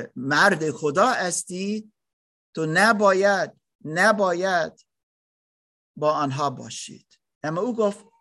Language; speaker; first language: Persian; non-native, learner; German